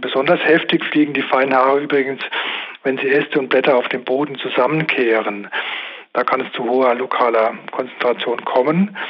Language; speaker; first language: German; native; German